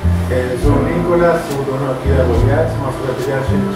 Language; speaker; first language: Portuguese; non-native, fluent; Spanish